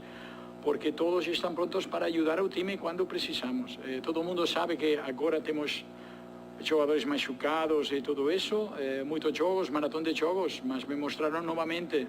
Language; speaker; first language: Portuguese; non-native, fluent; Spanish